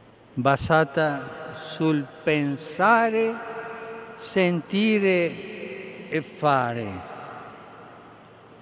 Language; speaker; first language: Italian; non-native, fluent; Spanish